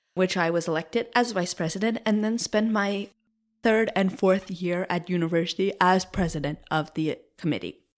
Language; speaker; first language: English; native; English